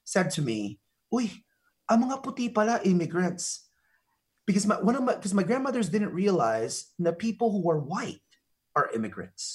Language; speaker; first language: English; native; English